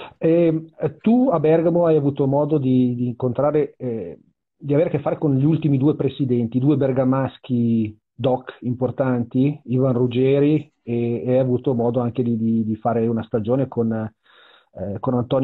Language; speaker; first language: Italian; native; Italian